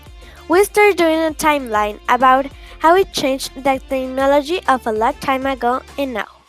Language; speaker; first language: English; non-native, learner; Spanish